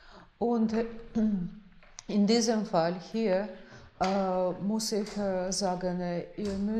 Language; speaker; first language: German; non-native, fluent; Russian